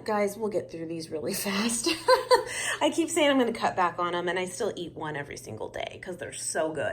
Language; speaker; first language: English; native; English